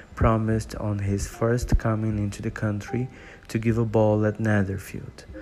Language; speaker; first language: English; non-native, fluent; Portuguese